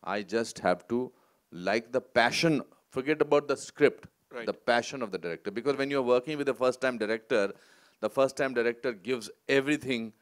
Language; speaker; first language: Hindi; native; Hindi